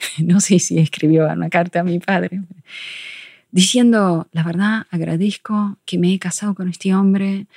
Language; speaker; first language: Spanish; non-native, fluent; English